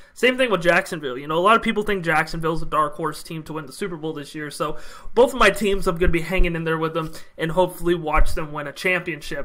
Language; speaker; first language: English; native; English